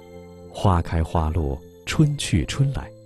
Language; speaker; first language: Chinese; native; Chinese